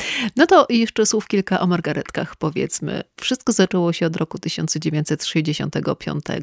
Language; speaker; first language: Polish; native; Polish